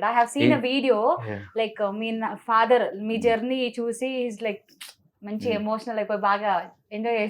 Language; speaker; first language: Telugu; native; Telugu